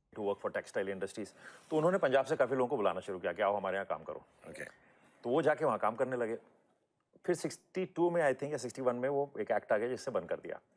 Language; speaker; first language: Hindi; native; Hindi